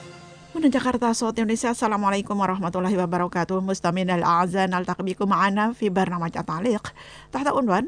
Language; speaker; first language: Arabic; non-native, fluent; Indonesian